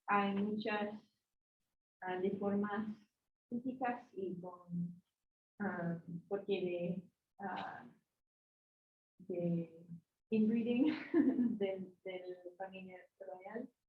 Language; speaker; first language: Spanish; non-native, learner; English